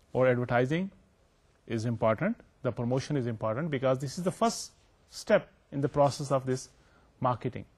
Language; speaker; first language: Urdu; native; Urdu